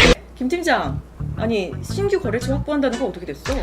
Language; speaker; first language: Korean; native; Korean